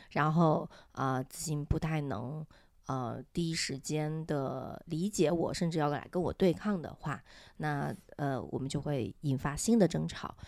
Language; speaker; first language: Chinese; non-native, local second language; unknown